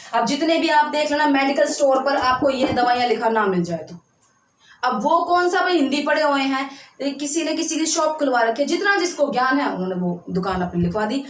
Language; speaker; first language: Hindi; native; Hindi